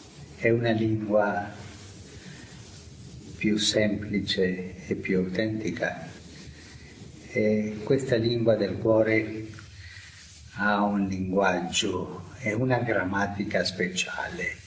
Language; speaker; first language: Italian; non-native, fluent; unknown